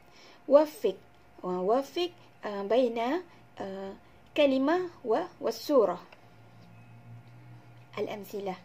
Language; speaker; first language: Arabic; non-native, learner; Malay